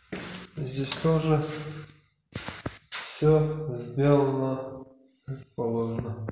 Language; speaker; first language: Russian; non-native, learner; Uzbek